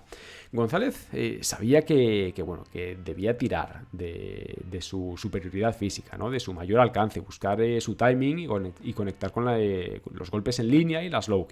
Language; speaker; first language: Spanish; native; Spanish